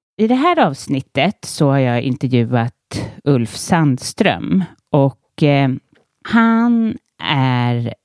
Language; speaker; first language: Swedish; native; Swedish